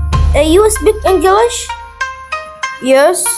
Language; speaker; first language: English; non-native, learner; Arabic